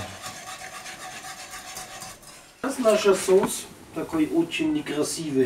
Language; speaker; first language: Russian; non-native, learner; German